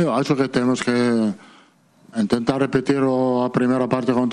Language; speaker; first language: Portuguese; non-native, fluent; Italian